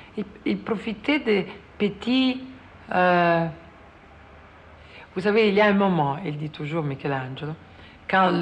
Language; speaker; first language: French; non-native, fluent; Italian